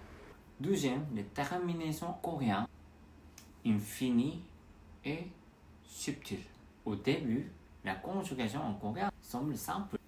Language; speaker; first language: French; non-native, fluent; Korean